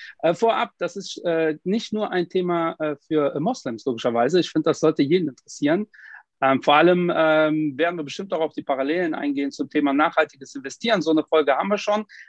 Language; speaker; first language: German; early bilingual, other home language; Portuguese